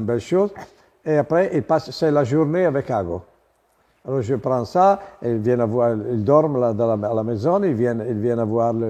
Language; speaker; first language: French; non-native, learner; Italian